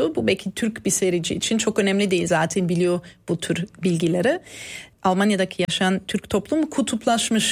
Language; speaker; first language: Turkish; non-native, fluent; German